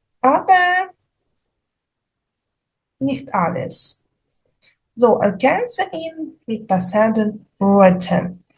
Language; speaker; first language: German; non-native, fluent; Ukrainian